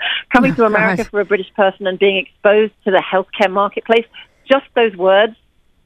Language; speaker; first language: English; native; English